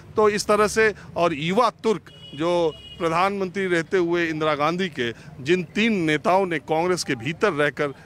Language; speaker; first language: Hindi; native; Hindi